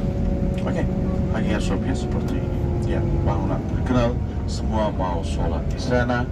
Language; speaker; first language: Indonesian; non-native, fluent; Turkish